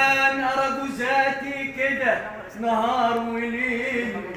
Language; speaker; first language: Arabic; native; Arabic